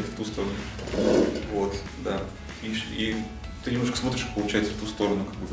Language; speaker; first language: Russian; native; Russian